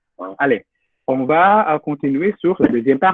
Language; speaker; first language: French; non-native, fluent; Indonesian